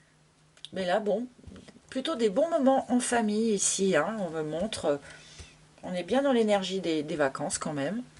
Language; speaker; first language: French; native; French